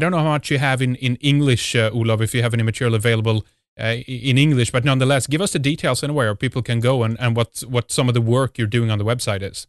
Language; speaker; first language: English; non-native, fluent; Swedish